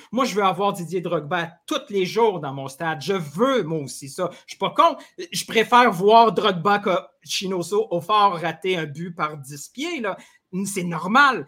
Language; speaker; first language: French; native; French